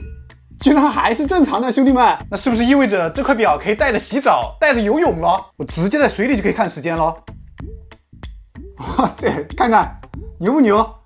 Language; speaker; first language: Chinese; native; Chinese